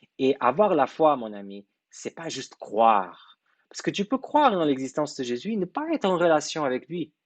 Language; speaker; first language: French; non-native, fluent; Portuguese